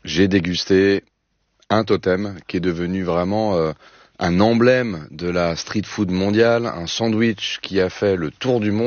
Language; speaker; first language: French; native; French